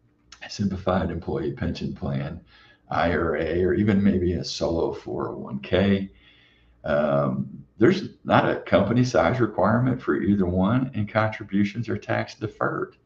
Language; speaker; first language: English; native; English